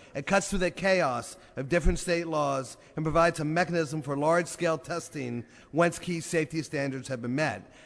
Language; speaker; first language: English; native; English